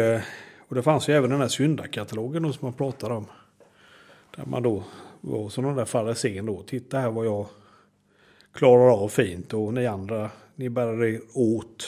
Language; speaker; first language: Swedish; native; Swedish